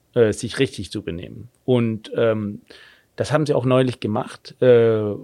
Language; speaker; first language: German; non-native, fluent; Danish